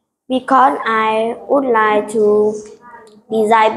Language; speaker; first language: English; non-native, learner; Vietnamese